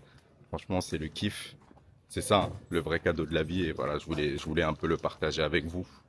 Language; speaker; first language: French; native; French